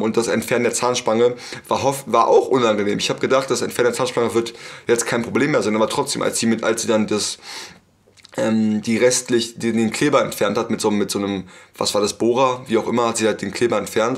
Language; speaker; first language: German; native; German